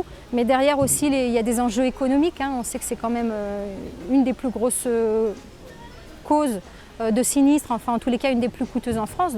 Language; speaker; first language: French; native; French